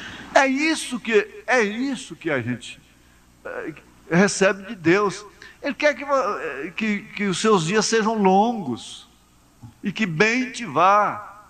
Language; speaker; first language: Portuguese; native; Portuguese